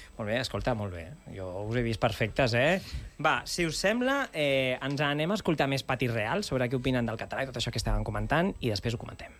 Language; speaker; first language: Catalan; native; Catalan